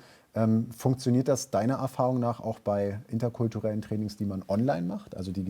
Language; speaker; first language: German; native; German